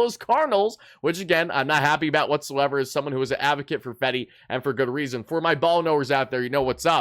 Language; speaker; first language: English; native; English